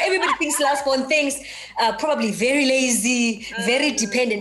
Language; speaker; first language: English; non-native, local second language; Xhosa